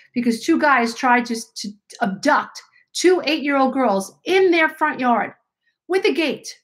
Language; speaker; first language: English; native; English